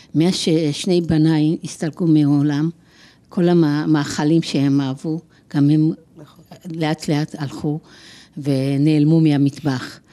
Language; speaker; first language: Hebrew; non-native, fluent; Georgian